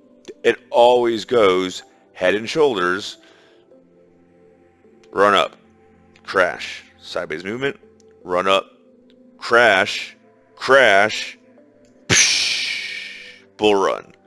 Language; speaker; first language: English; native; English